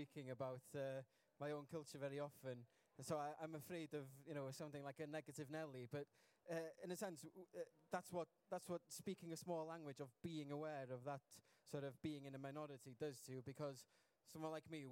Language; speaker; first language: English; non-native, local second language; Welsh